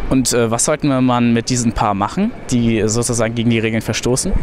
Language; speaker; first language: German; native; German